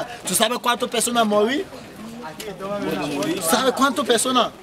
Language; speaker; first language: Spanish; non-native, learner; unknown